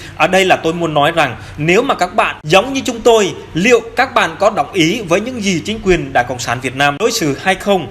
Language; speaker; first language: Vietnamese; non-native, local second language; Jarai